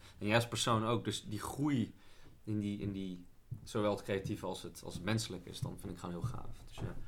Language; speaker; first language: Dutch; native; Dutch